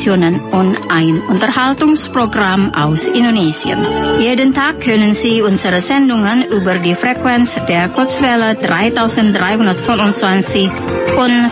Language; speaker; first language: German; non-native, fluent; Indonesian